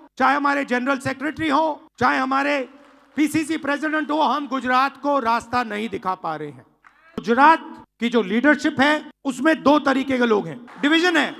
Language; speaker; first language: Hindi; native; Hindi